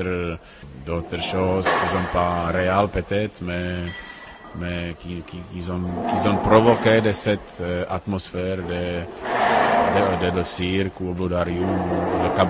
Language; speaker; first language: French; non-native, learner; Czech